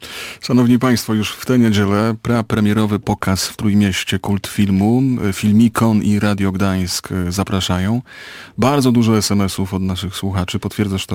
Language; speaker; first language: Polish; native; Polish